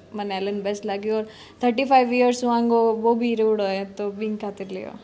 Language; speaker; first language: Hindi; native; Hindi